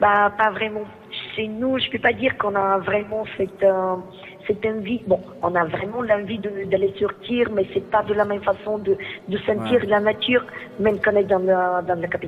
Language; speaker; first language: French; non-native, fluent; Greek